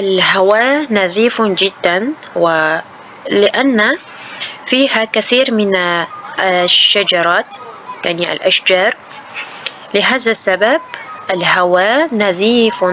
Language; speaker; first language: Arabic; non-native, fluent; Uzbek